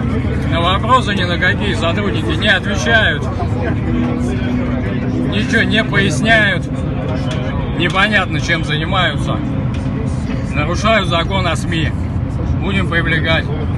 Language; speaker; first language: Russian; native; Russian